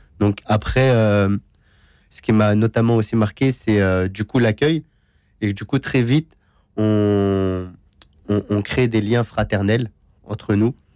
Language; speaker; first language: French; early bilingual, other home language; Syriac